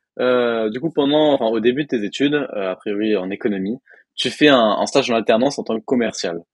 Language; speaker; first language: French; native; French